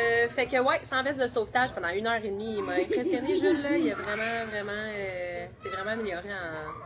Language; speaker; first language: French; native; French